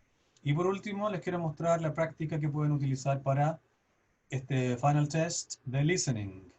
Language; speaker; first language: Spanish; native; Spanish